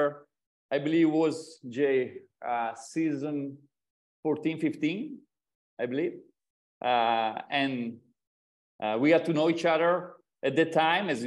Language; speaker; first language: English; non-native, fluent; Italian